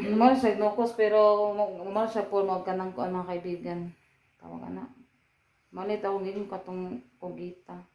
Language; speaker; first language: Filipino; non-native, local second language; Cebuano